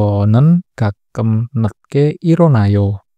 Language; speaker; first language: Korean; non-native, learner; Indonesian